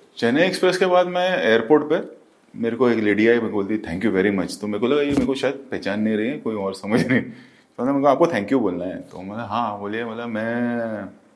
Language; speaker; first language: Hindi; native; Hindi